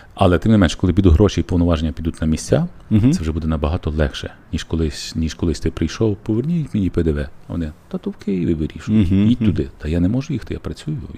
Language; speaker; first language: Ukrainian; native; Ukrainian